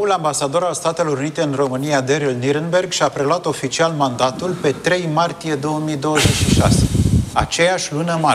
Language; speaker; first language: Romanian; native; Romanian